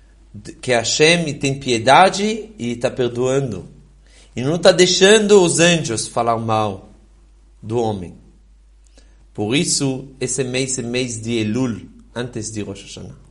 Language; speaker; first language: Portuguese; non-native, fluent; Hebrew